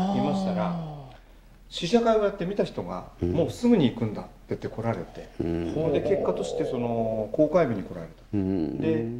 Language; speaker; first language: Japanese; native; Japanese